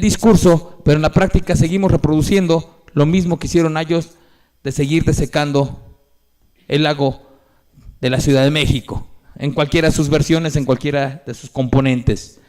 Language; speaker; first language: Spanish; native; Spanish